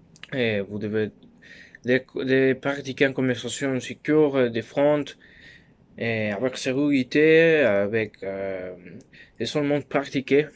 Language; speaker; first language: French; non-native, learner; Spanish